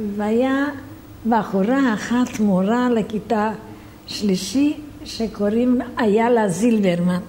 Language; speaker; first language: Hebrew; non-native, fluent; Romanian